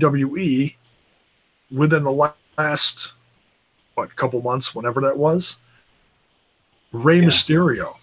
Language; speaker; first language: English; native; English